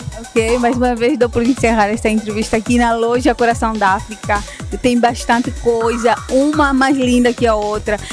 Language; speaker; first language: Portuguese; native; Portuguese